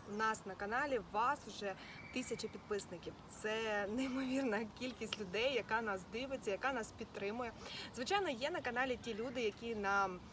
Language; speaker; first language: Ukrainian; native; Ukrainian